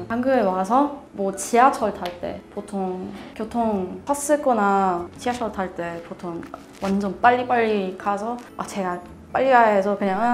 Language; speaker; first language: Korean; non-native, learner; Swedish